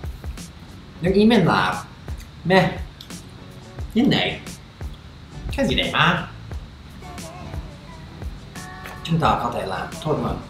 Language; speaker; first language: Vietnamese; non-native, fluent; English